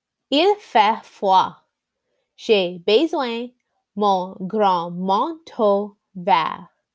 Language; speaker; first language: French; non-native, learner; English